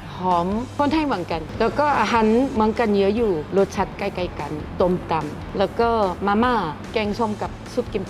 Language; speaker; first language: Thai; non-native, learner; Korean